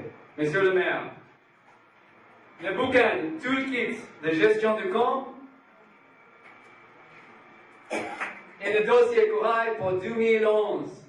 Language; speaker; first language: French; non-native, fluent; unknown